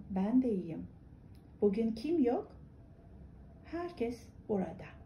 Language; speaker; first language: Turkish; non-native, fluent; Kazakh